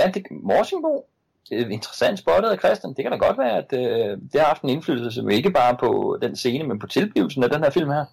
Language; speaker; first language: Danish; native; Danish